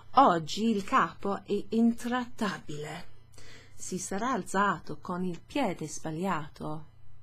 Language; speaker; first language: Italian; non-native, fluent; English